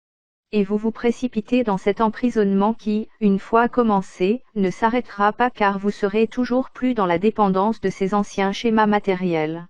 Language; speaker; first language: French; native; French